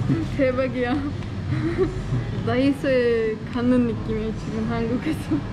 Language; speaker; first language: Korean; non-native, learner; Turkish